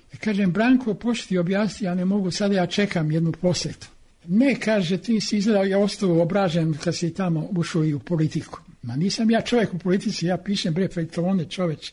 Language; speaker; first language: Serbian; native; Serbian